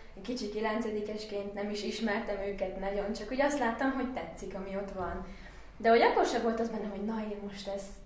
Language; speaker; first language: Hungarian; native; Hungarian